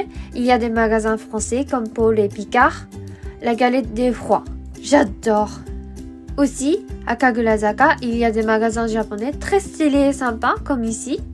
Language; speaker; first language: French; non-native, fluent; Japanese